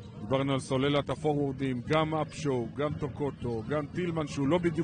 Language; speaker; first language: Hebrew; native; Hebrew